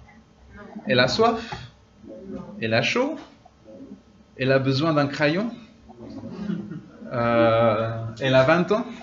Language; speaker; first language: French; non-native, fluent; English